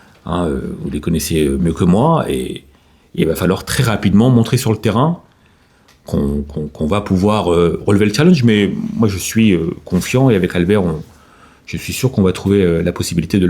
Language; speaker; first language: French; native; French